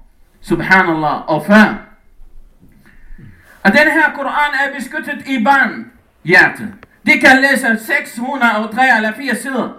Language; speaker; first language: Danish; non-native, fluent; Arabic